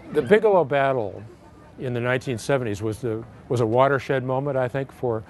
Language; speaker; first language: English; native; English